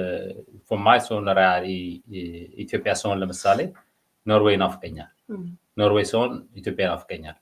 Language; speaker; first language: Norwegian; non-native, fluent; Amharic